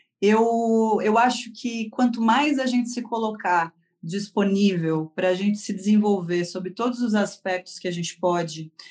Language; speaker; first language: Portuguese; native; Portuguese